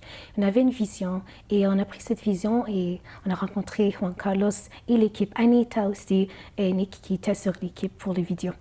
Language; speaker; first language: French; non-native, fluent; Arabic